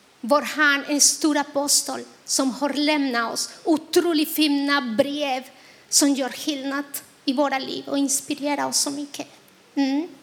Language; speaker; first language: Swedish; non-native, fluent; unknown